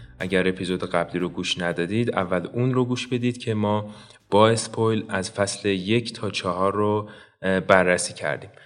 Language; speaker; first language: Persian; native; Persian